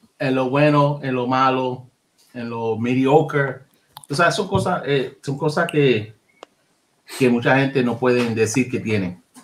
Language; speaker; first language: Spanish; early bilingual, heritage; Spanish